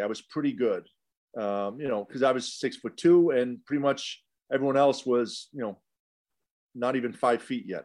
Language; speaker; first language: English; native; English